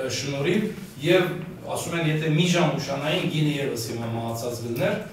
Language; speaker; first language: Armenian; early bilingual, heritage; Armenian